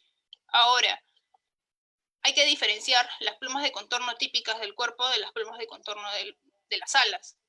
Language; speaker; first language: Spanish; native; Spanish